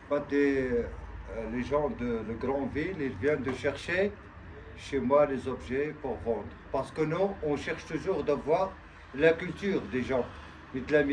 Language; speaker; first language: French; non-native, learner; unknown